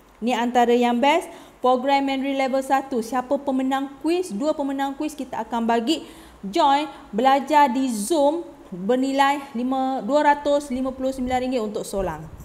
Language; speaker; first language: Malay; native; Malay